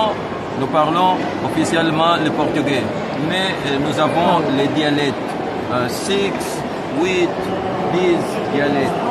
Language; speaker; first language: French; non-native, fluent; Portuguese